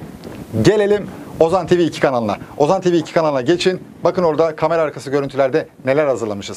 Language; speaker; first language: Turkish; native; Turkish